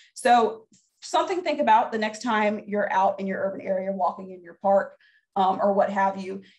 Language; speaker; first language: English; native; English